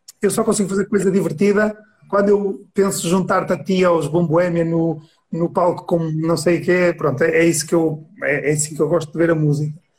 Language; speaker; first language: Portuguese; native; Portuguese